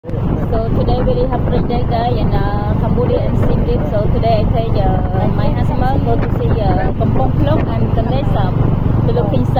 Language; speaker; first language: English; non-native, learner; Khmer